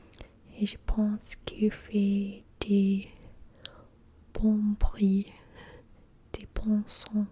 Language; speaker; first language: French; non-native, learner; English